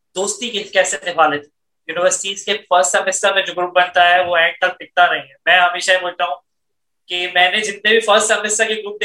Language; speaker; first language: Urdu; native; Urdu